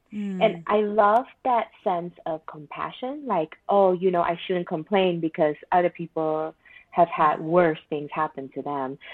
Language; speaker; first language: English; non-native, local second language; Chinese